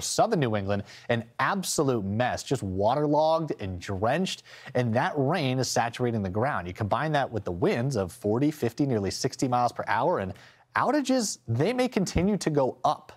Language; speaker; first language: English; native; English